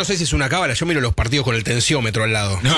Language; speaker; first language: Spanish; native; Spanish